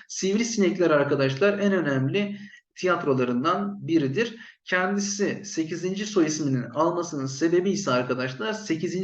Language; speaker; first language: Turkish; native; Turkish